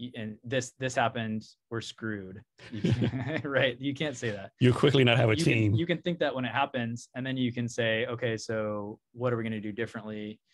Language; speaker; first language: English; native; English